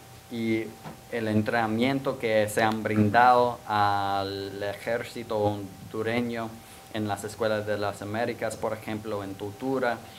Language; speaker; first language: Spanish; non-native, fluent; English